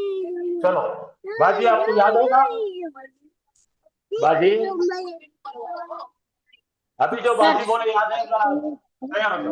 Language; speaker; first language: Hindi; native; Hindi